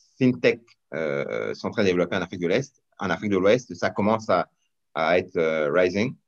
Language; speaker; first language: French; non-native, local second language; Rundi